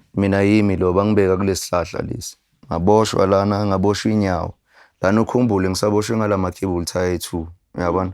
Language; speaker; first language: Zulu; native; Zulu